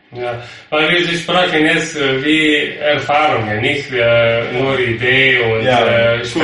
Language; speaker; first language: German; non-native, learner; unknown